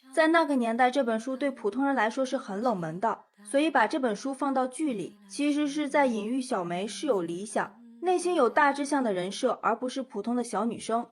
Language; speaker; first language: Chinese; native; Chinese